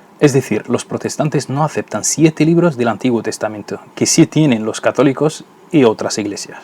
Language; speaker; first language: Spanish; non-native, fluent; Arabic